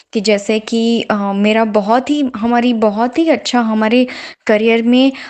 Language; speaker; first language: Hindi; non-native, local second language; Gujarati